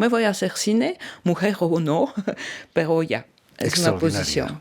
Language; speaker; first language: Spanish; non-native, fluent; French